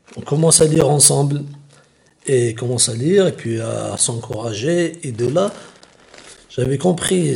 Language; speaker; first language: French; non-native, local second language; Kabyle